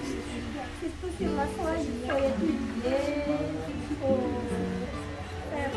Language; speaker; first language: French; non-native, local second language; Malagasy